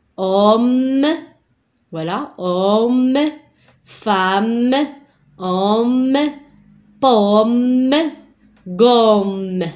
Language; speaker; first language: French; non-native, local second language; Arabic